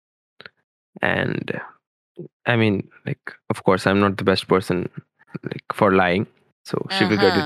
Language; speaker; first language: English; non-native, local second language; Bangla